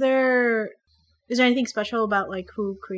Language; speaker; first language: English; non-native, local second language; Filipino